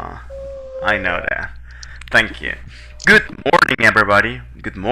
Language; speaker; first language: English; non-native, fluent; Spanish